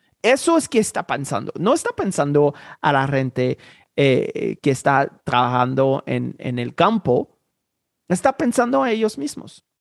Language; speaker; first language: Spanish; non-native, fluent; Haitian Creole